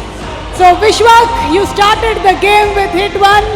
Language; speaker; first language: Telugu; native; Telugu